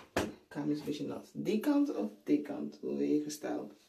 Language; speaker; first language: Dutch; non-native, learner; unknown